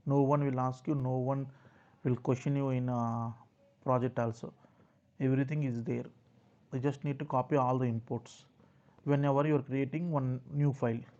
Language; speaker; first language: English; non-native, local second language; Telugu